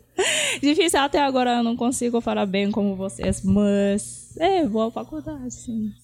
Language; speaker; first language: Portuguese; non-native, fluent; Japanese